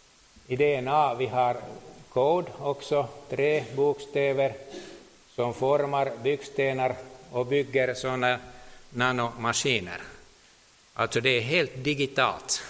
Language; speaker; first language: Swedish; non-native, local second language; Finnish